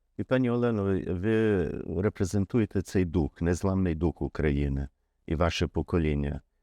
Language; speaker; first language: Ukrainian; early bilingual, heritage; Ukrainian